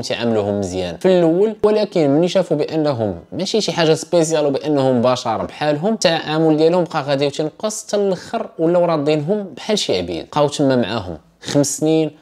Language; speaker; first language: Arabic; native; Arabic